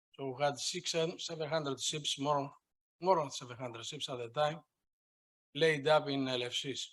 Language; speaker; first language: English; non-native, fluent; Greek